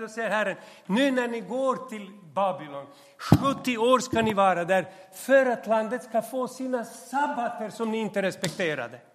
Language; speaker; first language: Swedish; non-native, fluent; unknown